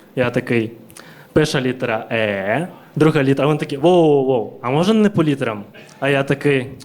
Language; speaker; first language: Ukrainian; early bilingual, other home language; Russian